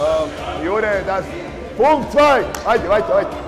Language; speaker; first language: German; non-native, learner; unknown